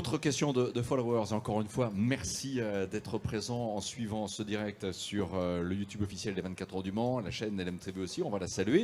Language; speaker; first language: French; native; French